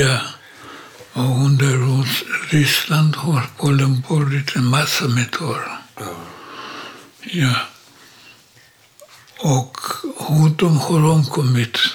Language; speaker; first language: Swedish; non-native, learner; Polish